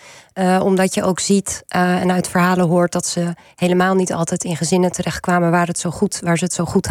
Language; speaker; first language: Dutch; native; Dutch